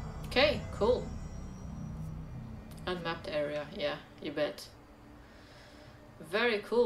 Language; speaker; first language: English; non-native, fluent; French